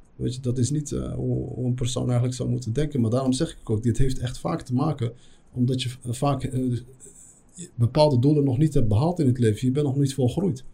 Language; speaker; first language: Dutch; early bilingual, other home language; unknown